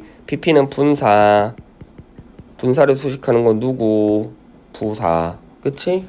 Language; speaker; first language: Korean; native; Korean